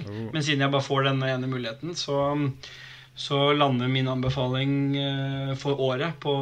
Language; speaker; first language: Norwegian; native; Norwegian